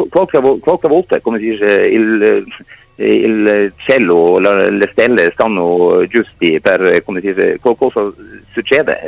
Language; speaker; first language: Italian; non-native, fluent; Norwegian